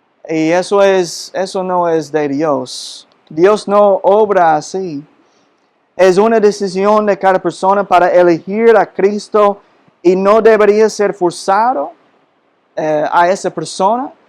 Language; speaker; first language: Spanish; non-native, fluent; English